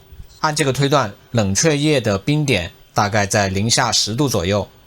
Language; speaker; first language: Chinese; native; Chinese